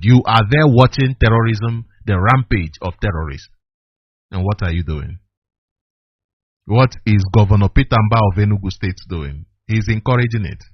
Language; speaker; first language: English; non-native, local second language; Igbo